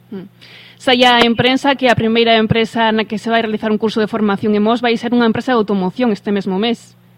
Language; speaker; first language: Galician; native; Galician